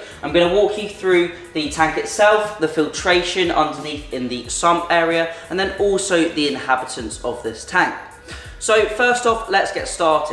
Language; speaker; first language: English; native; English